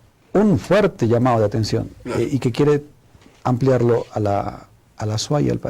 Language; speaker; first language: Spanish; native; Spanish